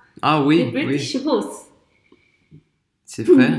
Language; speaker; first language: French; non-native, fluent; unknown